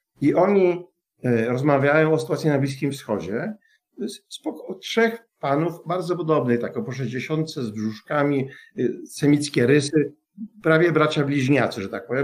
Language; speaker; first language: Polish; native; Polish